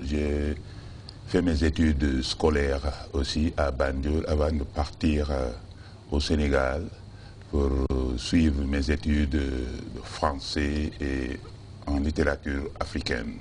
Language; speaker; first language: French; non-native, fluent; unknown